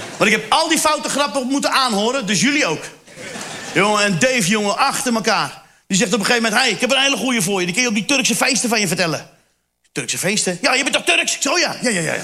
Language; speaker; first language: Dutch; early bilingual, other home language; Turkish